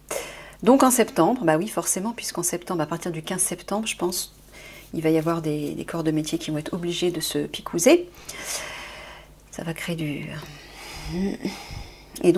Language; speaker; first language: French; native; French